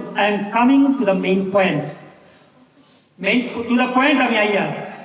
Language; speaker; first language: English; non-native, local second language; Sylheti